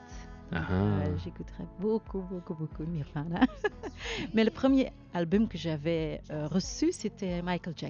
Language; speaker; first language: French; non-native, learner; Dutch